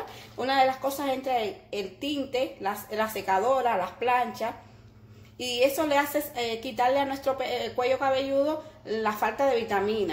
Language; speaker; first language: Spanish; native; Spanish